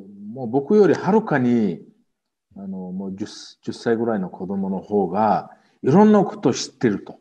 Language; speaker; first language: Japanese; non-native, fluent; Mongolian